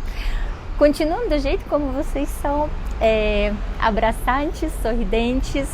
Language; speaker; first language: Portuguese; non-native, fluent; Russian